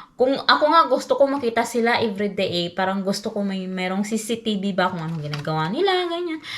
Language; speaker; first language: Filipino; non-native, local second language; Cebuano